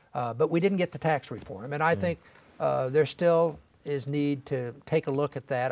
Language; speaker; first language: English; native; English